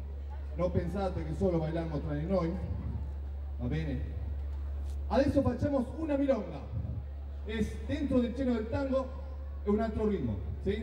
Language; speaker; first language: Italian; non-native, learner; Spanish